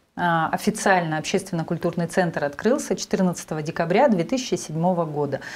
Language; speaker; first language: Russian; native; Russian